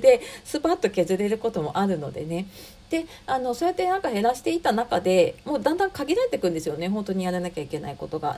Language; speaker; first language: Japanese; native; Japanese